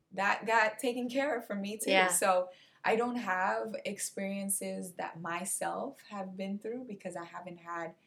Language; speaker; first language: English; non-native, fluent; Portuguese